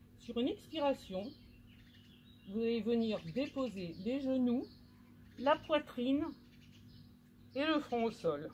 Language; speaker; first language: French; native; French